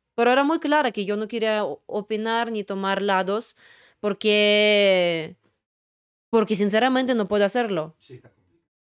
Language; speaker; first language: Spanish; non-native, fluent; Russian